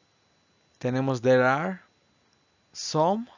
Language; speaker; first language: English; non-native, fluent; Spanish